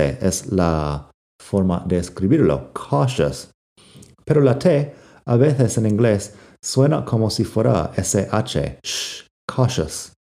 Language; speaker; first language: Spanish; non-native, fluent; English